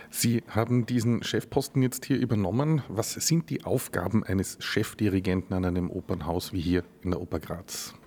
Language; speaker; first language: German; native; German